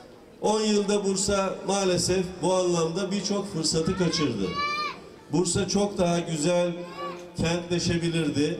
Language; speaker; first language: Turkish; native; Turkish